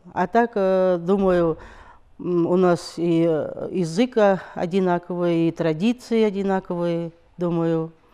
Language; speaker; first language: Russian; non-native, local second language; Kazakh